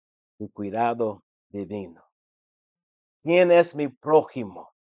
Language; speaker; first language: Spanish; non-native, fluent; English